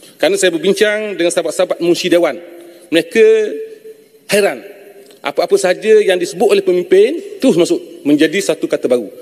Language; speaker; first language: Malay; native; Malay